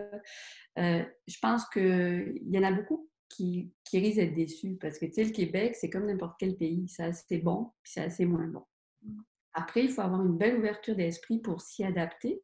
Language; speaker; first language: French; native; French